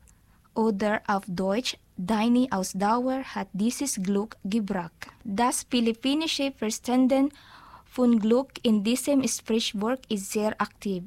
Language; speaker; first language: German; non-native, learner; Filipino